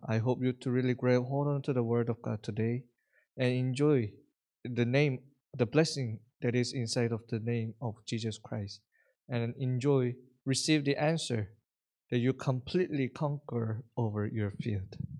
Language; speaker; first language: English; non-native, fluent; Korean